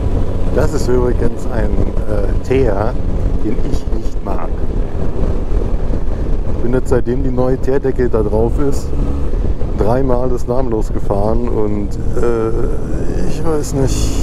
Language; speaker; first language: German; native; German